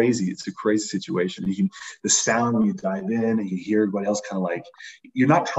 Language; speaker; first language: English; native; English